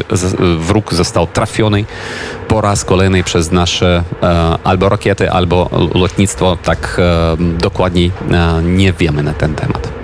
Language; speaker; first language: Polish; non-native, fluent; Ukrainian